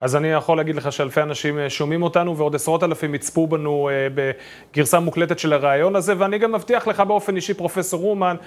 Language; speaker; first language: Hebrew; native; Hebrew